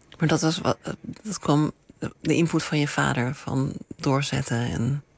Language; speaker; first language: Dutch; native; Dutch